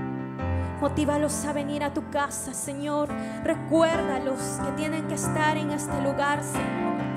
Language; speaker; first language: Spanish; native; Spanish